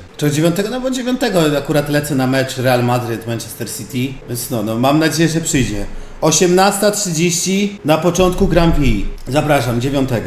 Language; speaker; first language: Polish; native; Polish